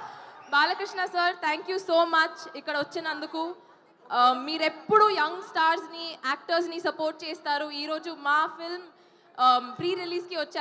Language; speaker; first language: Telugu; non-native, fluent; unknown